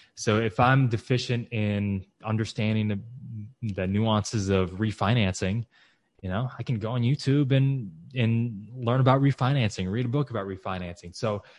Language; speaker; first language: English; native; English